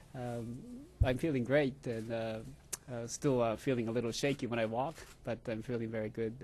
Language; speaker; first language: English; non-native, fluent; Japanese